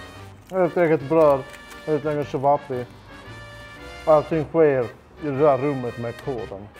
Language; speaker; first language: Swedish; native; Swedish